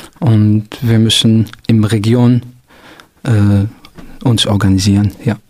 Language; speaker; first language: German; non-native, local second language; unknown